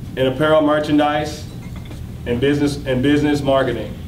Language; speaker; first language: English; native; English